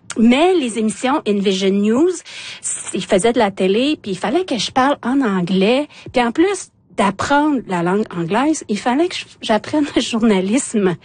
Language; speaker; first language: French; non-native, local second language; Innu-aimun